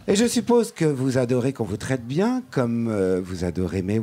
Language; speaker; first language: French; native; French